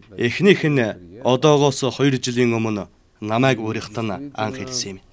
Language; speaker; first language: Mongolian; non-native, fluent; Persian